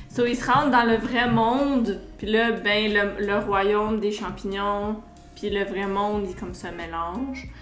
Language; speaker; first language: French; native; French